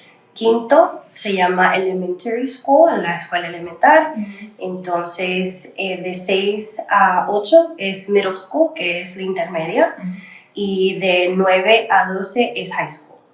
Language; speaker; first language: Spanish; early bilingual, other home language; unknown